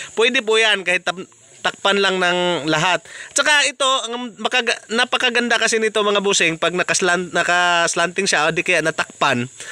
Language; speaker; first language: Filipino; non-native, local second language; Cebuano